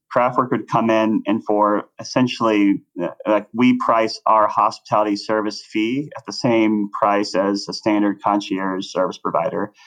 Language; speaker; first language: English; native; English